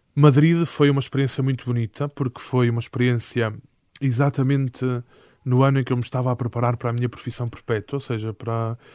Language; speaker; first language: Portuguese; native; Portuguese